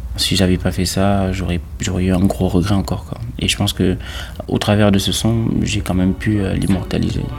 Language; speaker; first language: French; non-native, local second language; Fang